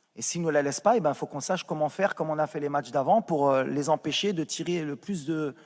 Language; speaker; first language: French; native; French